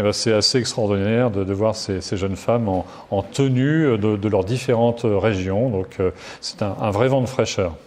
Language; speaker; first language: French; native; French